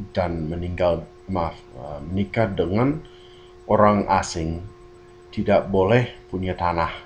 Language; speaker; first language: Indonesian; non-native, fluent; English